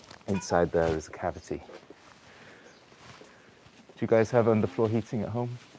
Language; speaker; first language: English; native; English